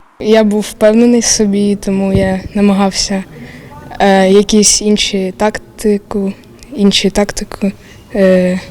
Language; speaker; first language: Ukrainian; non-native, local second language; Russian